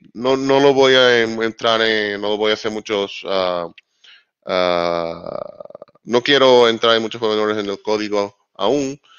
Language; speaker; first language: Spanish; native; Spanish